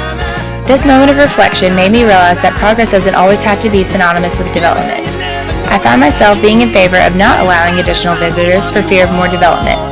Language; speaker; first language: English; native; English